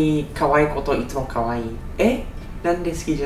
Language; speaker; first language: Japanese; non-native, learner; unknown